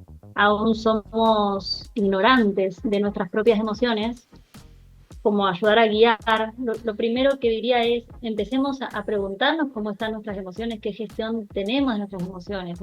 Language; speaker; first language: Spanish; native; Spanish